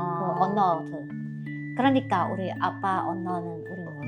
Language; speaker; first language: Korean; non-native, learner; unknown